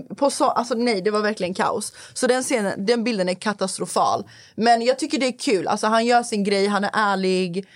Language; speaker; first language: Swedish; early bilingual, other home language; Persian